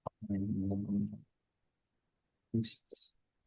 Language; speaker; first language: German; non-native, fluent; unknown